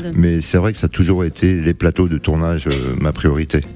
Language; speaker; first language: French; native; French